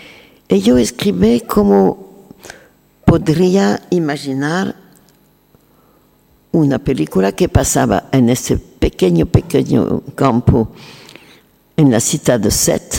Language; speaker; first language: Spanish; non-native, learner; French